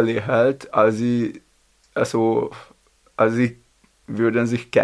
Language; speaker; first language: German; non-native, learner; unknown